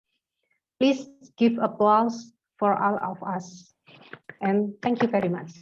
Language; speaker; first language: English; non-native, learner; Indonesian